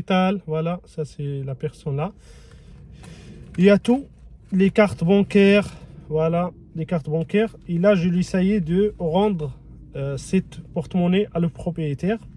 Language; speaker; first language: French; non-native, fluent; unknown